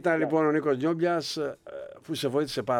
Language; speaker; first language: Greek; native; Greek